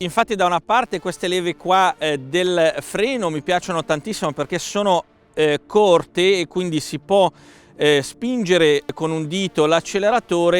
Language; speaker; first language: Italian; native; Italian